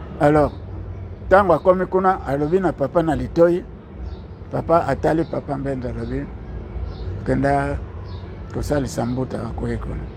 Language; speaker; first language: Lingala; non-native, local second language; Kongo